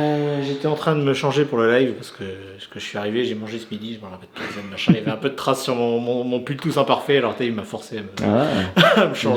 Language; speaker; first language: French; native; French